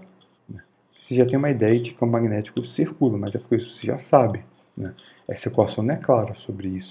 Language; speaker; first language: Portuguese; native; Portuguese